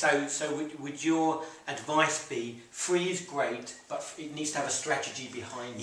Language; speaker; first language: English; native; English